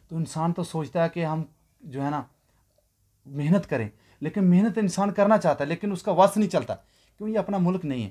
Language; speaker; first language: Urdu; non-native, local second language; Punjabi